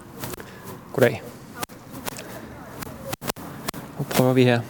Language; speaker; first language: Danish; native; Danish